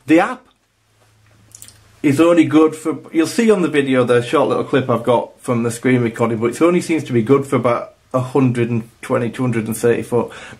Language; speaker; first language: English; native; English